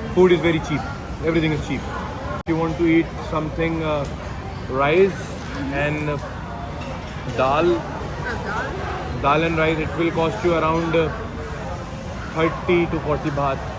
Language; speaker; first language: English; non-native, local second language; Hindi